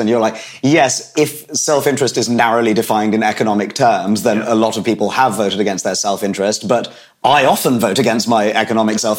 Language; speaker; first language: English; native; English